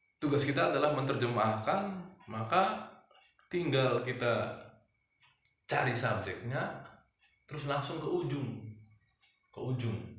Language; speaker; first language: Indonesian; native; Indonesian